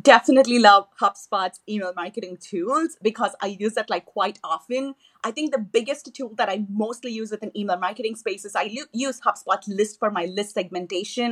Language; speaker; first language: English; non-native, local second language; Tamil